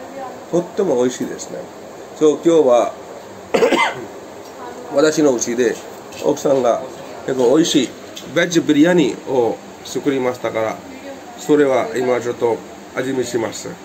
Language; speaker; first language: Japanese; non-native, fluent; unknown